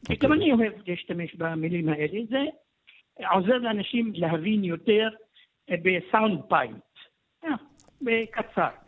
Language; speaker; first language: Hebrew; non-native, local second language; Arabic